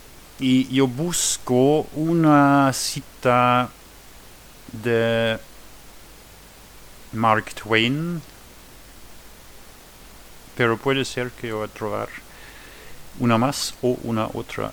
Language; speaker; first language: Spanish; non-native, learner; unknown